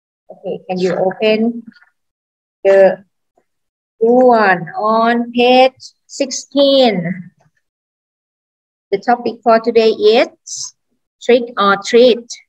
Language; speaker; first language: English; non-native, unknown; Thai